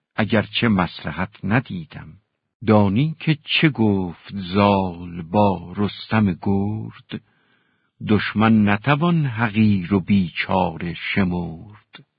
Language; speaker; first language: Persian; native; Persian